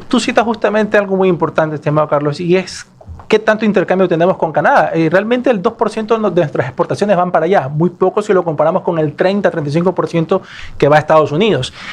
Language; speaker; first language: Spanish; native; Spanish